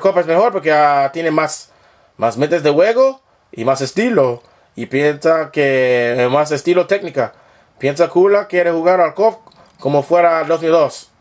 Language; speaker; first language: Spanish; non-native, learner; English